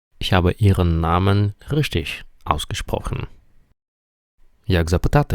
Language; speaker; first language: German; non-native, fluent; Ukrainian